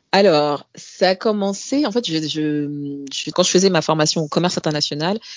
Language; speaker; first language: French; native; French